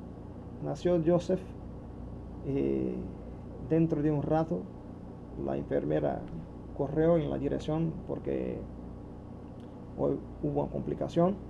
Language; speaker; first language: Spanish; non-native, learner; Portuguese